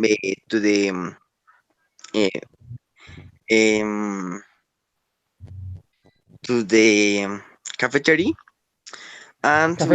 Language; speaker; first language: English; non-native, learner; Spanish